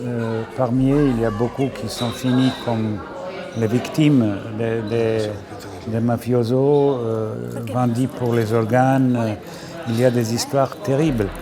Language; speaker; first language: French; non-native, fluent; Serbian